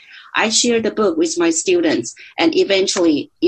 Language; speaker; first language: English; non-native, fluent; Chinese